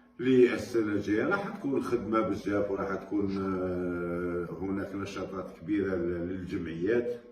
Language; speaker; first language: Arabic; native; Arabic